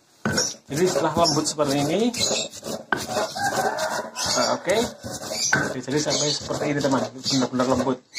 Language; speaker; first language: Indonesian; native; Indonesian